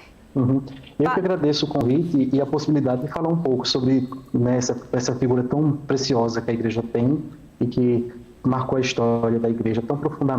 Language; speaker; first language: Portuguese; native; Portuguese